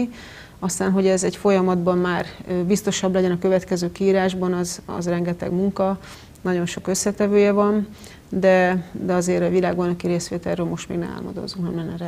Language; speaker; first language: Hungarian; native; Hungarian